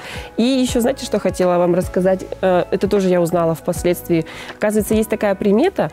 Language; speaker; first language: Russian; native; Russian